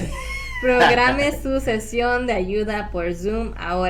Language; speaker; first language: Spanish; early bilingual, heritage; Spanish